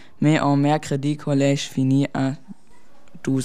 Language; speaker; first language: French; non-native, learner; German